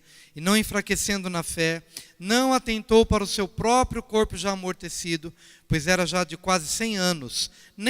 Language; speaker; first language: Portuguese; native; Portuguese